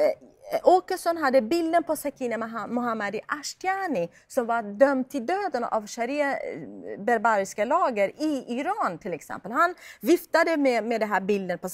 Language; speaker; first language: Swedish; non-native, fluent; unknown